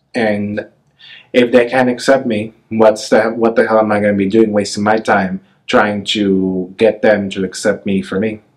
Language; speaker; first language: English; native; English